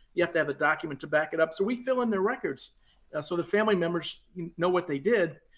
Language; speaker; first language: English; native; English